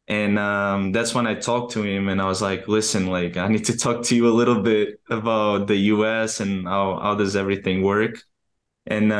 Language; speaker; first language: English; non-native, fluent; Portuguese